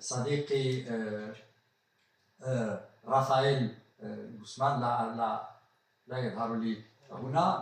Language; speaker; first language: Arabic; native; Arabic